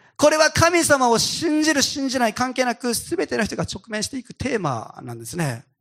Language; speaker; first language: Japanese; native; Japanese